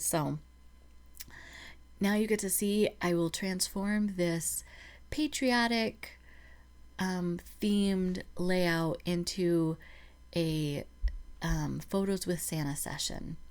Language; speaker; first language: English; native; English